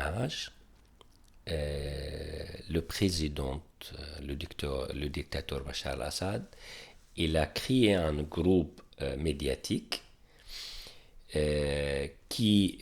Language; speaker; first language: French; non-native, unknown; Arabic